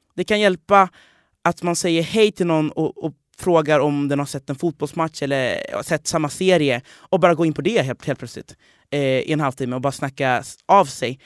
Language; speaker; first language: Swedish; non-native, fluent; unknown